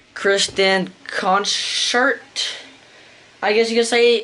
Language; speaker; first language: English; native; English